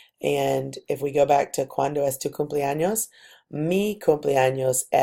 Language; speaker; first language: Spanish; non-native, fluent; English